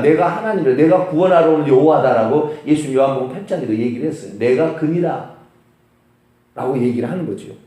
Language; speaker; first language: Korean; native; Korean